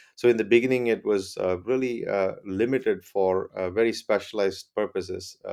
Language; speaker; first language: English; non-native, local second language; Tamil